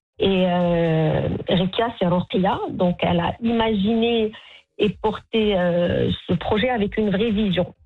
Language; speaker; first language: French; non-native, local second language; Arabic